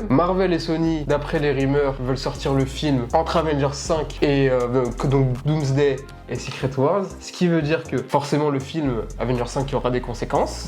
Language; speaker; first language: French; native; French